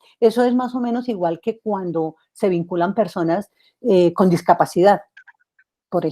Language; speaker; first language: Spanish; native; Spanish